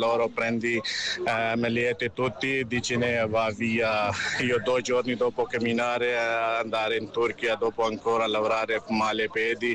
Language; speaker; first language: Italian; non-native, learner; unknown